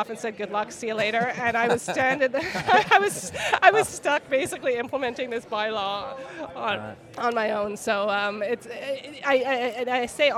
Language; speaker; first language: English; native; English